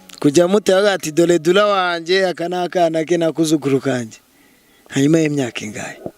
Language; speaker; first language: Kinyarwanda; native; Kinyarwanda